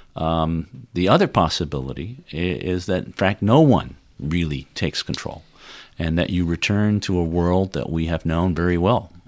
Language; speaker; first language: English; non-native, fluent; Dutch